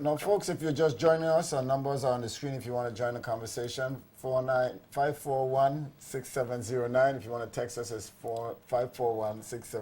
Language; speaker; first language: English; native; English